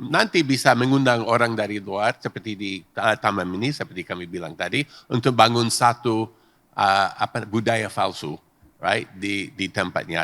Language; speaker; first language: Indonesian; non-native, fluent; English